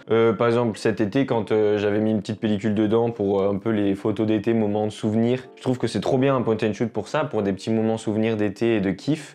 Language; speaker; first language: French; native; French